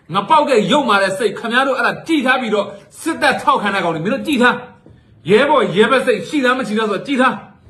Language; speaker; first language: Burmese; native; Burmese